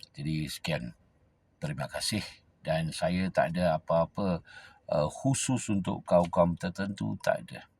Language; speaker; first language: Malay; non-native, local second language; Tamil